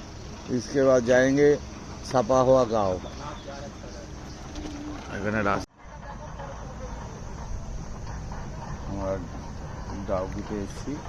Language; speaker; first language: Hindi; non-native, local second language; Bangla